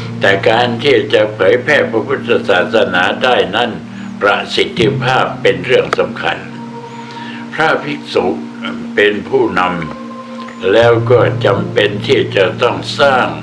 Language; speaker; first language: Thai; native; Thai